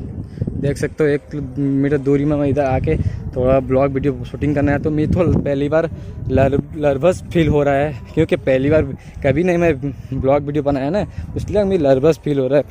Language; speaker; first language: Hindi; non-native, local second language; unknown